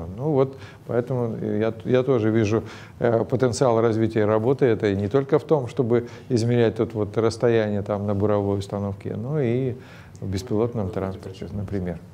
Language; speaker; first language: Russian; native; Russian